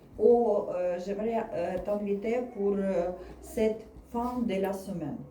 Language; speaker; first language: French; non-native, learner; Russian